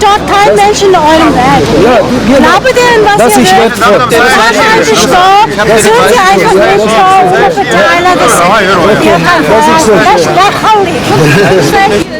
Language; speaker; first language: German; native; German